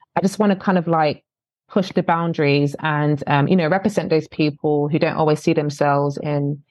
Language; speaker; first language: English; native; English